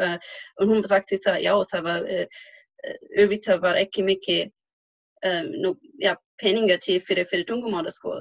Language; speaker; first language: Icelandic; non-native, learner; German